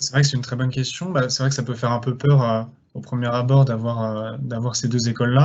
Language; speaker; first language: French; native; French